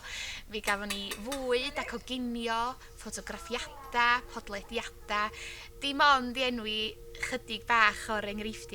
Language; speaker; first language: Welsh; native; Welsh